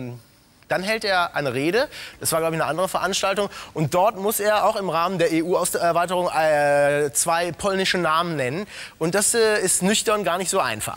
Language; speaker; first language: German; native; German